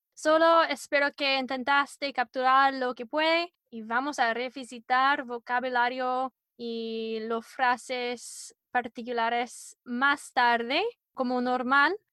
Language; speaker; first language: Spanish; non-native, learner; English